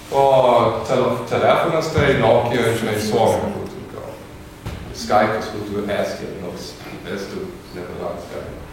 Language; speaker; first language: Lithuanian; non-native, fluent; English